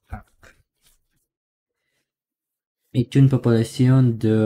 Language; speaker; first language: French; non-native, learner; Russian